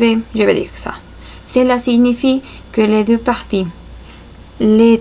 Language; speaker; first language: French; non-native, fluent; Spanish